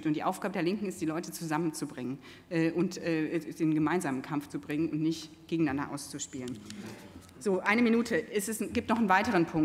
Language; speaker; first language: German; native; German